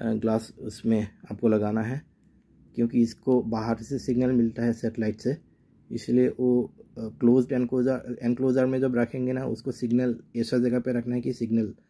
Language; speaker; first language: Hindi; non-native, local second language; Assamese